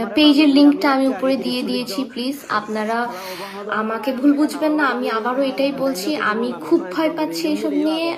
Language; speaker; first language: Bangla; non-native, local second language; Kok Borok